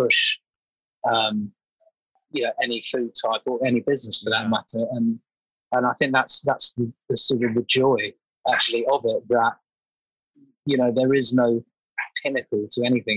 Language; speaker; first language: English; native; English